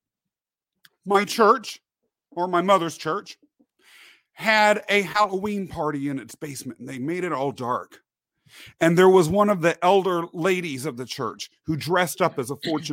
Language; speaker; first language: English; native; English